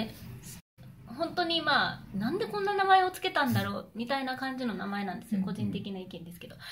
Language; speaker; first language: Japanese; native; Japanese